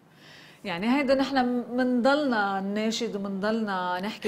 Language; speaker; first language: Arabic; native; Arabic